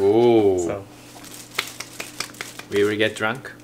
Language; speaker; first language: English; non-native, learner; Japanese